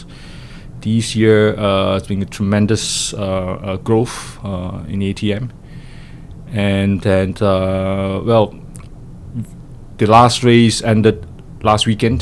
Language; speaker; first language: English; non-native, local second language; Cantonese